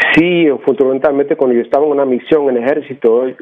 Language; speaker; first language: Spanish; native; Spanish